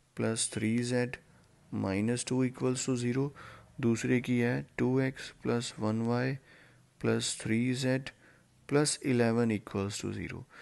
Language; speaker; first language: Hindi; non-native, local second language; Punjabi